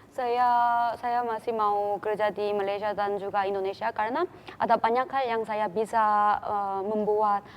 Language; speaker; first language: Indonesian; non-native, fluent; Korean